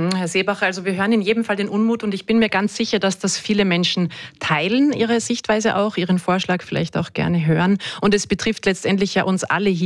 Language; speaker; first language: German; native; German